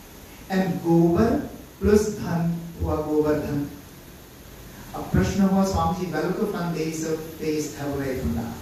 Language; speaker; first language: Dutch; non-native, local second language; Caribbean Hindustani